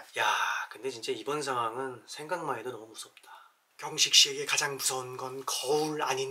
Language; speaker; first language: Korean; native; Korean